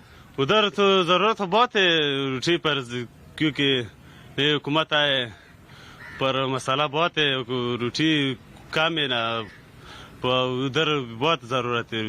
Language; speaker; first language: Hindi; non-native, learner; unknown